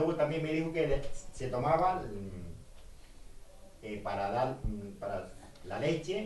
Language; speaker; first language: Spanish; native; Spanish